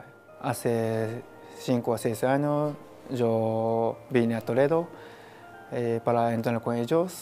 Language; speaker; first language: Spanish; non-native, learner; Japanese